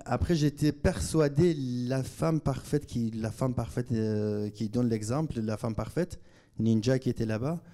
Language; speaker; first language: French; non-native, fluent; Kurdish